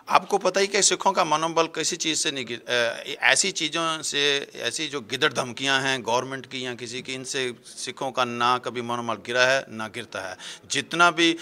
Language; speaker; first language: Hindi; non-native, local second language; Punjabi